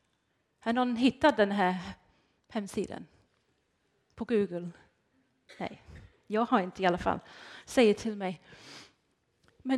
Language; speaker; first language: Swedish; non-native, fluent; English